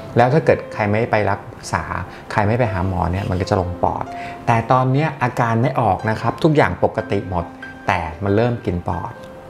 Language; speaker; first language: Thai; native; Thai